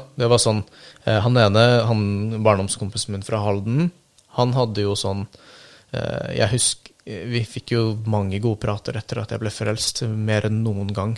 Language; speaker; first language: Norwegian; early bilingual, other home language; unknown